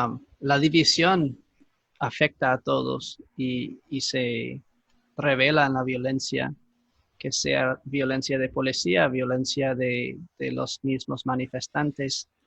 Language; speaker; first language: Spanish; non-native, fluent; English